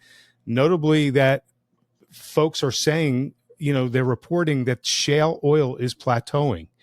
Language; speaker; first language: English; native; English